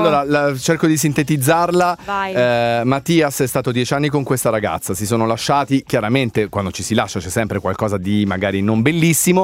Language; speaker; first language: Italian; native; Italian